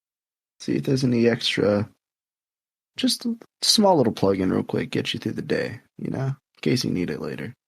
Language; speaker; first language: English; native; English